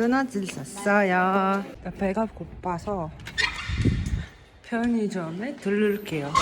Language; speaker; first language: Korean; non-native, fluent; Russian